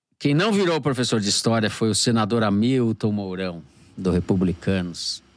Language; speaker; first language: Portuguese; native; Portuguese